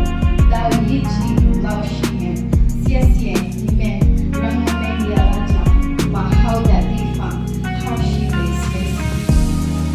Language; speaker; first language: Chinese; non-native, learner; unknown